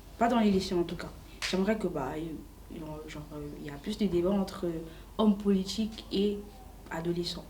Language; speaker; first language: French; native; French